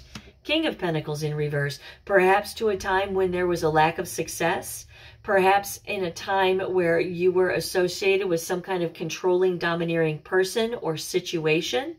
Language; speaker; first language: English; native; English